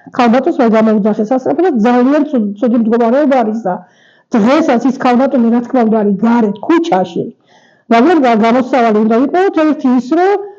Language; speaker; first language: Georgian; native; Georgian